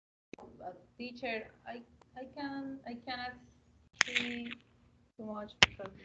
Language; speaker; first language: English; non-native, learner; Spanish